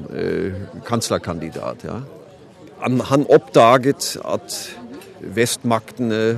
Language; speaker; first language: Norwegian; non-native, fluent; German